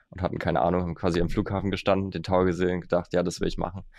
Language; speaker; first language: German; native; German